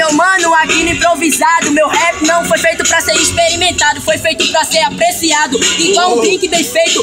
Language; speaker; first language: Portuguese; native; Portuguese